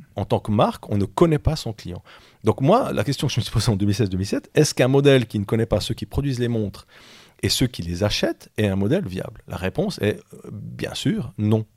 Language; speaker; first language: French; native; French